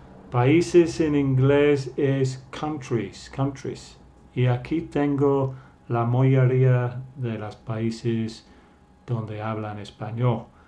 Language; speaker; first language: Spanish; non-native, fluent; English